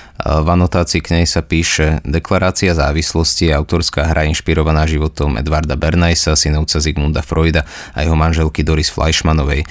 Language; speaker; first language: Slovak; native; Slovak